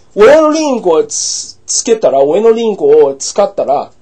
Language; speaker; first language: Japanese; non-native, fluent; English